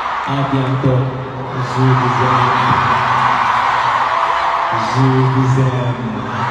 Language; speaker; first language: French; non-native, learner; Korean